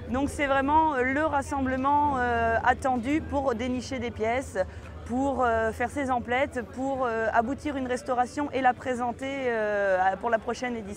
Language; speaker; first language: French; native; French